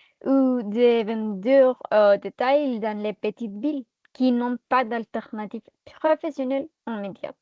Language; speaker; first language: French; non-native, fluent; Spanish